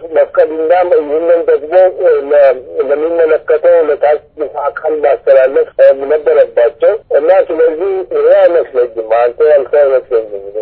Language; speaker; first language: Amharic; non-native, local second language; Oromo